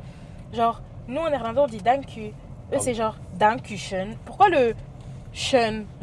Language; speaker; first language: French; native; French